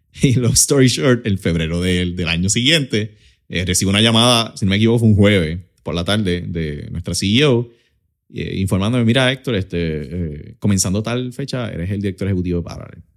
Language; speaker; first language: Spanish; native; Spanish